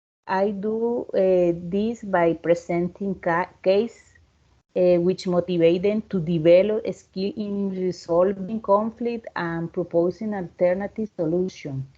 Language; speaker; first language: English; non-native, learner; Spanish